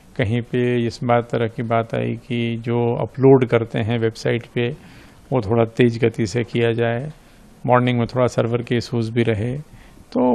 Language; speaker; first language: Hindi; native; Hindi